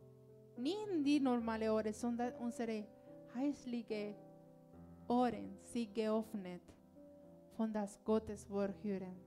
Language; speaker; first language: German; non-native, learner; Spanish